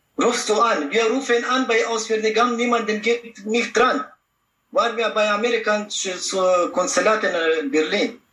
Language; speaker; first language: German; non-native, learner; Pashto